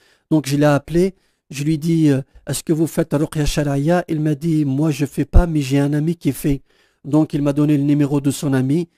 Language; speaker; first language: French; non-native, local second language; Kabyle